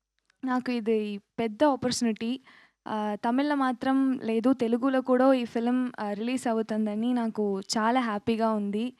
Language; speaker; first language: Telugu; non-native, local second language; Tamil